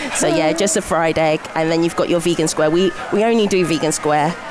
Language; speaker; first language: English; native; English